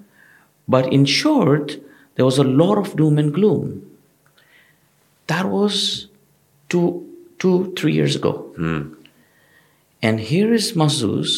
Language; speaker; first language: English; non-native, local second language; Gujarati